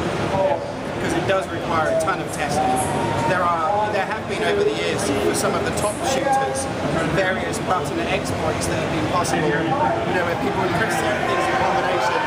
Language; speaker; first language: English; native; English